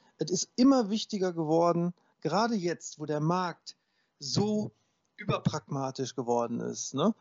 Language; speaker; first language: German; native; German